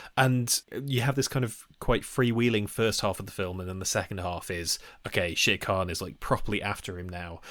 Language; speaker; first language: English; native; English